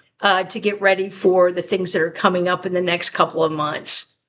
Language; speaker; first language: English; native; English